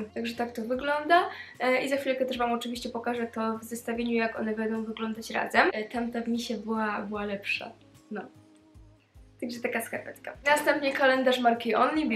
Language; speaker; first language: Polish; native; Polish